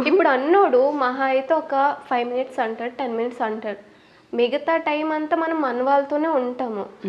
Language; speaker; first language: Telugu; non-native, local second language; Bangla